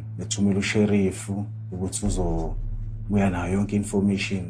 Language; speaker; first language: Zulu; native; Zulu